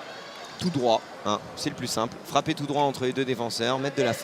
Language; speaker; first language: French; native; French